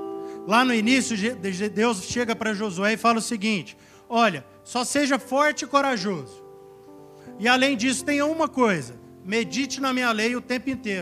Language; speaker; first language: Portuguese; native; Portuguese